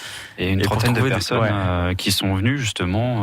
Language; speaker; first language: French; native; French